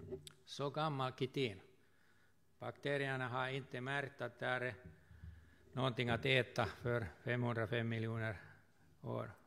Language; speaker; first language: Swedish; non-native, fluent; Finnish